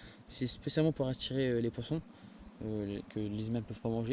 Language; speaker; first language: French; native; French